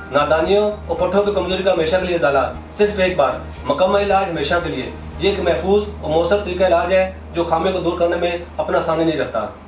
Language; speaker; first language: Urdu; native; Urdu